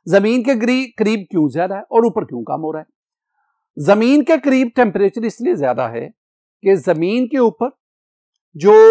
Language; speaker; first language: Urdu; non-native, local second language; Punjabi